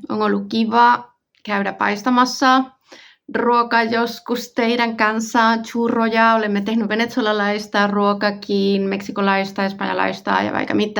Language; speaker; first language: Finnish; non-native, fluent; Spanish